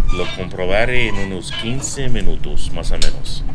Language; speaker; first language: Spanish; early bilingual, heritage; English